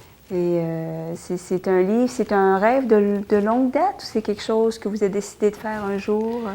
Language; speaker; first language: French; native; French